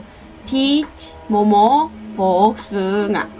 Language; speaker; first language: English; non-native, learner; Korean